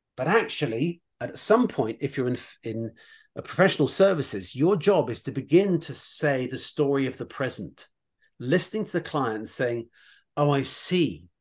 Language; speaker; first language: English; native; English